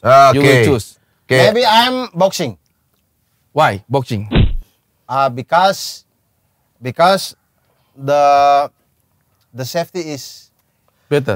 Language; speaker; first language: English; non-native, learner; Indonesian